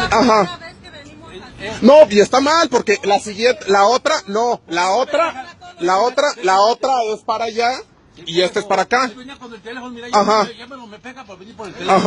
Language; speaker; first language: Spanish; native; Spanish